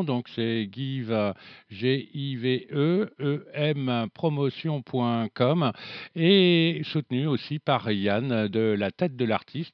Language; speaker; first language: French; native; French